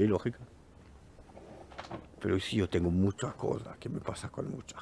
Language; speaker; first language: Spanish; non-native, learner; French